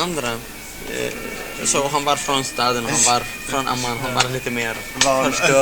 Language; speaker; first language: Swedish; non-native, fluent; Arabic